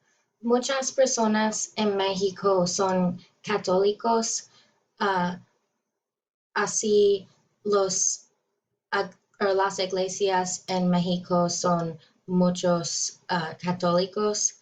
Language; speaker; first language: Spanish; non-native, learner; English